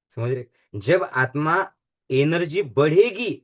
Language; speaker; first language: Hindi; non-native, local second language; Marathi